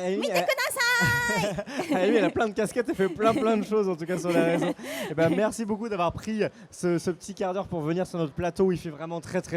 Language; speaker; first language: French; native; French